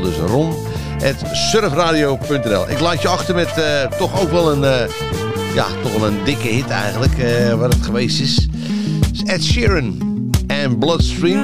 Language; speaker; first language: Dutch; native; Dutch